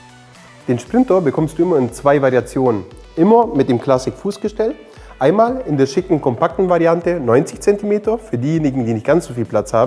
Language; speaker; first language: German; native; German